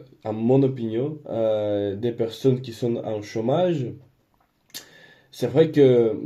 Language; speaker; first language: French; non-native, learner; Spanish